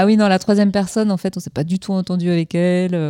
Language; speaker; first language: French; native; French